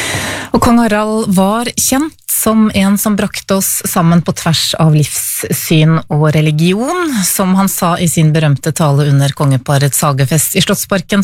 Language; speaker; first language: Norwegian; native; Norwegian